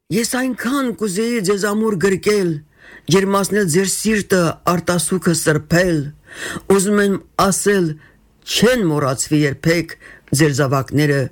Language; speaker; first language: Armenian; native; Armenian